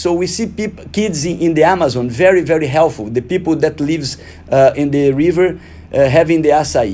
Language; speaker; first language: English; non-native, fluent; Portuguese